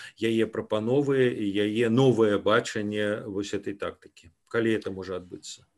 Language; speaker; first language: Belarusian; non-native, local second language; Russian